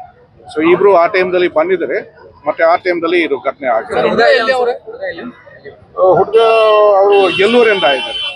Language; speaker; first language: Kannada; non-native, fluent; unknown